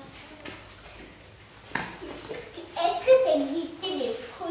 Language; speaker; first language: French; native; French